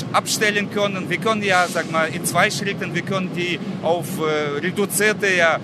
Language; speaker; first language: German; non-native, fluent; Russian